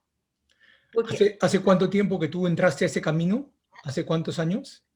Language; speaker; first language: Spanish; native; Spanish